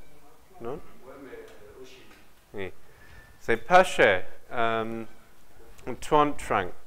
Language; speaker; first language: French; non-native, learner; English